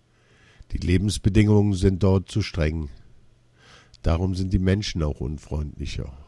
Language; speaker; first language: German; early bilingual, other home language; Russian